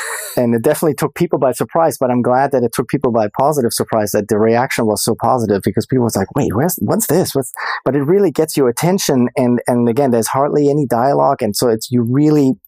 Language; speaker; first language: English; non-native, fluent; German